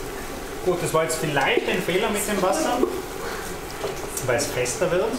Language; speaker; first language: German; native; German